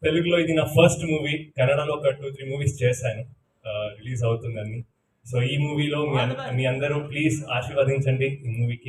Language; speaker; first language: Telugu; non-native, learner; Kannada